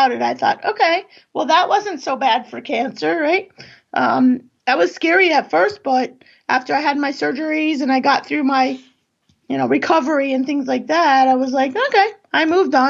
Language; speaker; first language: English; native; English